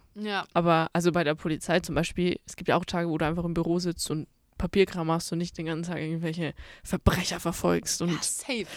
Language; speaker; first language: German; native; German